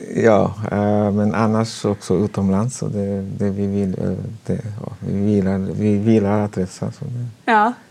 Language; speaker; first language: Swedish; non-native, fluent; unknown